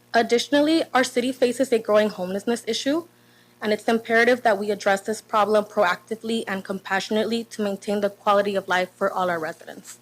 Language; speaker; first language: English; non-native, fluent; Spanish